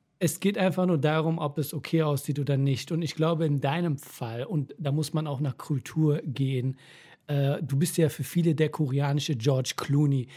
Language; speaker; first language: German; early bilingual, other home language; Persian